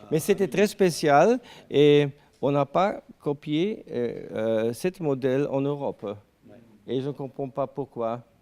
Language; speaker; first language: French; non-native, learner; German